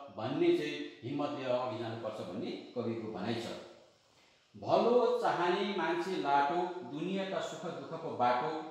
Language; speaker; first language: Nepali; native; Nepali